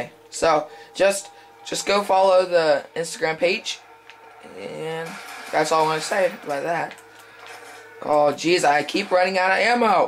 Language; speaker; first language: English; native; English